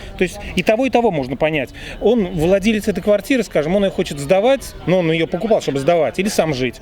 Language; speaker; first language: Russian; native; Russian